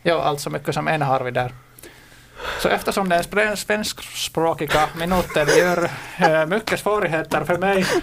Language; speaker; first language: Swedish; non-native, local second language; Finnish